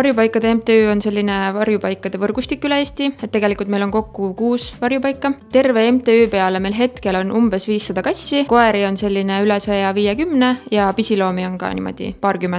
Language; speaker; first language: Estonian; native; Estonian